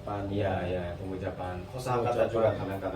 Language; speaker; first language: Indonesian; non-native, learner; Japanese